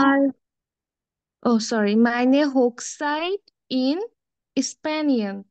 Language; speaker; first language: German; non-native, learner; Bangla